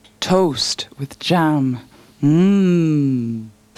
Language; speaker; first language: English; native; English